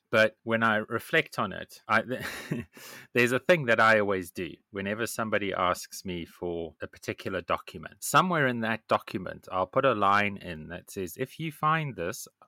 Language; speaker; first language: English; native; English